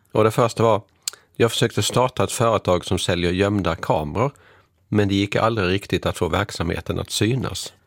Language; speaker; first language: Swedish; native; Swedish